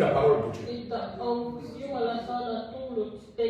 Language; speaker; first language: Finnish; non-native, fluent; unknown